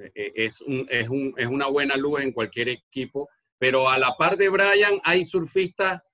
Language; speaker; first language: Spanish; native; Spanish